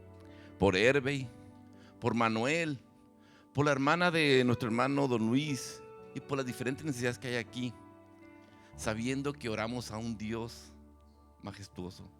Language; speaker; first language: Spanish; native; Spanish